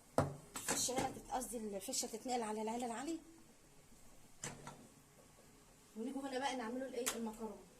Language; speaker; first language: Arabic; native; Arabic